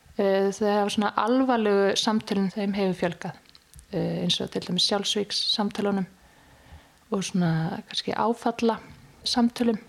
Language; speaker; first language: Icelandic; native; Icelandic